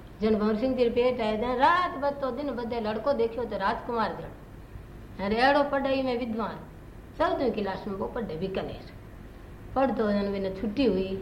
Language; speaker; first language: Hindi; native; Hindi